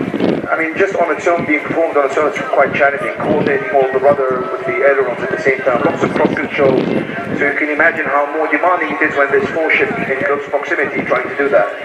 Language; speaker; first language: English; non-native, fluent; Arabic